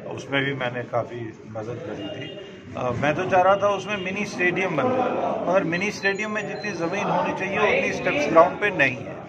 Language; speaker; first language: Hindi; native; Hindi